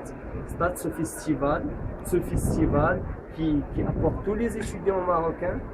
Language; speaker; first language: French; non-native, local second language; Arabic